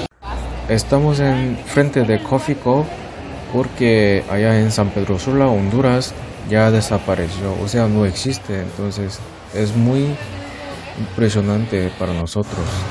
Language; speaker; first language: Spanish; non-native, learner; Korean